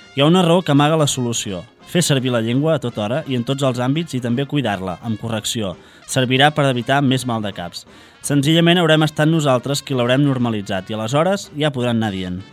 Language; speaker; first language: Catalan; native; Catalan